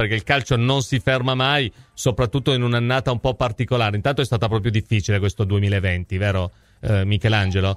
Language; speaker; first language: Italian; native; Italian